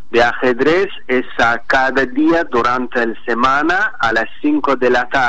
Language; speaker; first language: Spanish; non-native, learner; Azerbaijani